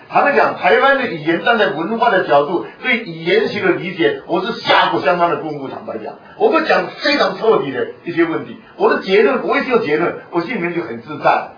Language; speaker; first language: Chinese; non-native, local second language; Hakka Chinese